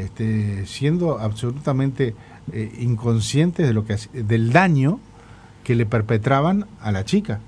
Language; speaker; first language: Spanish; native; Spanish